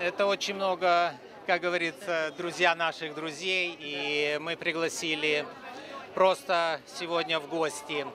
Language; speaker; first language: Russian; native; Russian